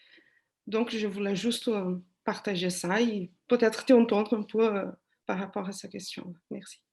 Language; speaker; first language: French; non-native, fluent; Portuguese